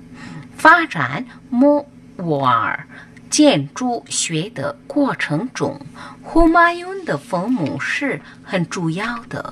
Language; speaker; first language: Chinese; non-native, learner; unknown